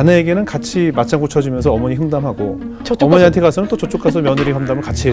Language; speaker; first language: Korean; native; Korean